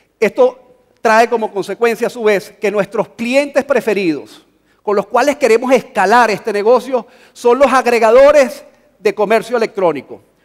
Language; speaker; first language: Spanish; native; Spanish